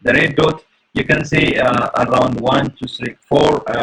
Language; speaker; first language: English; non-native, local second language; Amharic